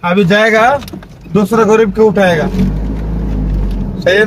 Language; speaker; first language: Hindi; non-native, learner; Bangla